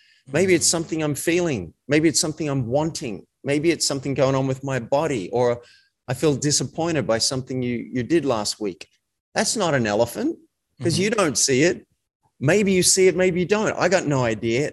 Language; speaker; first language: English; native; English